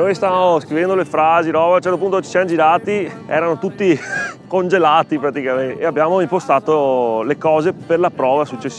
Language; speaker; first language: Italian; native; Italian